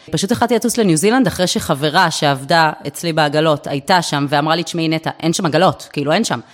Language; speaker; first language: Hebrew; native; Hebrew